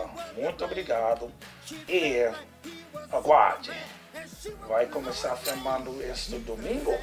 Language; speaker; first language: Portuguese; non-native, learner; English